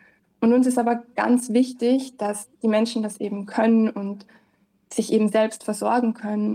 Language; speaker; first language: German; native; German